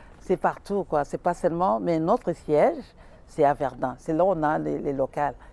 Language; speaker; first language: French; non-native, local second language; Lingala